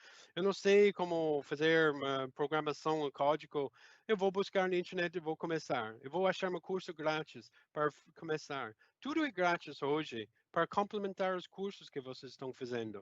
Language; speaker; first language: Portuguese; non-native, fluent; English